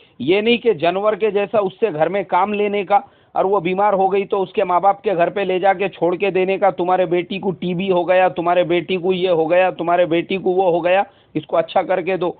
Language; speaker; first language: Urdu; native; Urdu